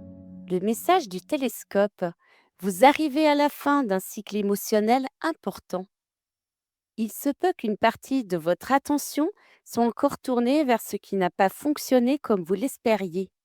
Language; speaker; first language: French; native; French